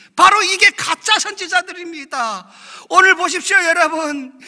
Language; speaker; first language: Korean; native; Korean